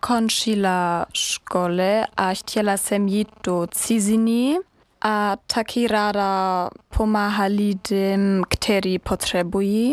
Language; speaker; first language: Czech; non-native, learner; German